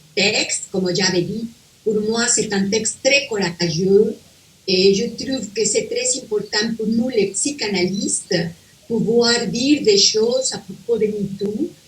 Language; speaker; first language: French; non-native, fluent; Spanish